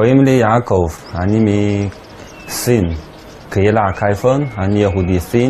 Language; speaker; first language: Hebrew; non-native, fluent; Chinese